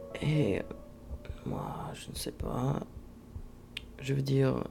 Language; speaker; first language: French; non-native, fluent; English